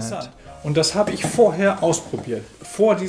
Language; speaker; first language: German; native; German